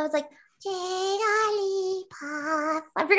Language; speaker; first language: English; early bilingual, other home language; Spanish